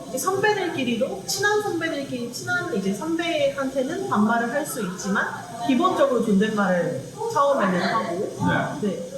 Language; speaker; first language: Korean; native; Korean